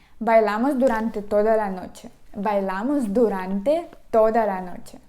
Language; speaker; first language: Spanish; non-native, fluent; Ukrainian